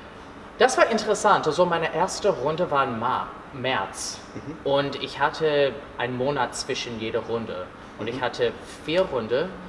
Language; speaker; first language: German; non-native, learner; English